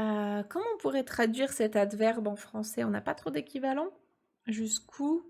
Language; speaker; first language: French; native; French